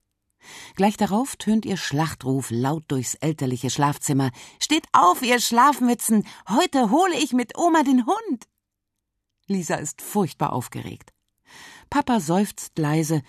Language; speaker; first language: German; native; German